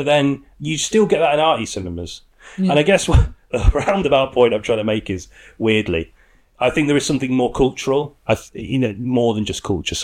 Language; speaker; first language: English; native; English